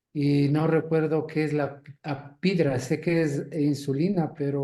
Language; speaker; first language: Spanish; native; Spanish